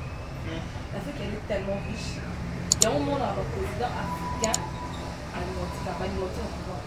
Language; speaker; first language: French; non-native, local second language; Lingala